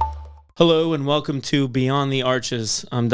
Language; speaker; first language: English; native; English